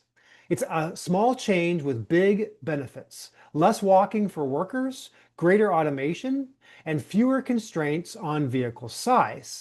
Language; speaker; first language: English; native; English